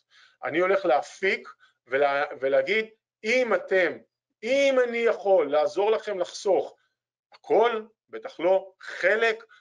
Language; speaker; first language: Hebrew; native; Hebrew